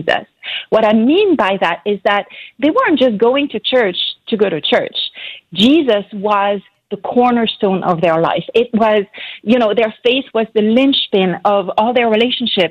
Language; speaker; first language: English; non-native, fluent; French